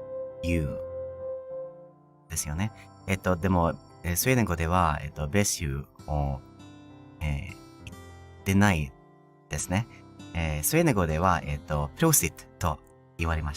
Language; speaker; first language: Japanese; non-native, learner; English